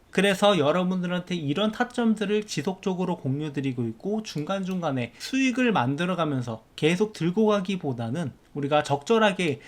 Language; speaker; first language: Korean; native; Korean